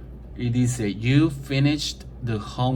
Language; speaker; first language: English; non-native, fluent; Spanish